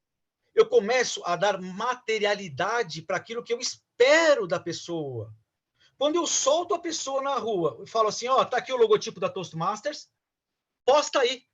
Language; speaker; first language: Portuguese; native; Portuguese